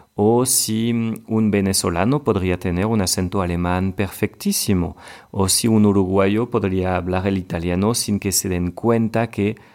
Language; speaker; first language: French; native; French